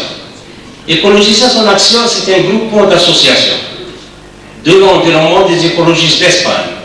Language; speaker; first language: French; non-native, local second language; Arabic